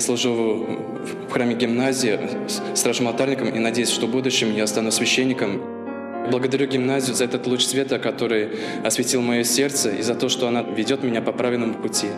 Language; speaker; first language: Russian; native; Russian